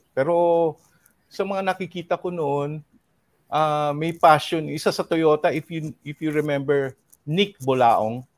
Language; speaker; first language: Filipino; native; Filipino